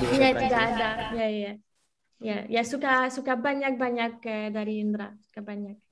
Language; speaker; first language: Indonesian; non-native, learner; French